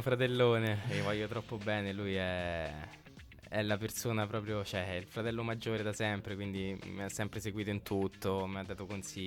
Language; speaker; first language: Italian; native; Italian